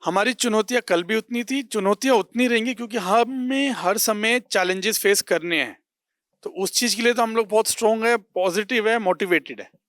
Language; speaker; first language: Hindi; native; Hindi